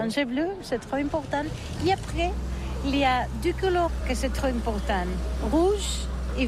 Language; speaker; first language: French; non-native, learner; Catalan